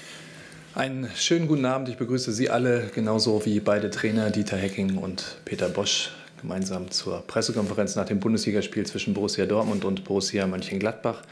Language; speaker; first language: German; native; German